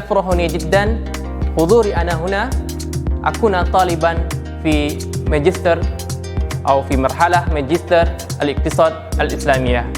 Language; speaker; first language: Arabic; non-native, learner; Indonesian